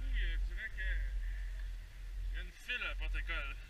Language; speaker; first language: French; native; French